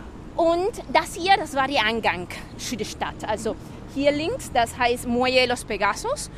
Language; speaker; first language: German; non-native, fluent; Spanish